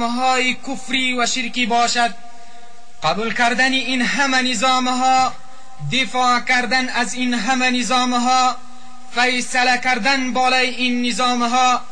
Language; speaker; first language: Persian; non-native, local second language; Pashto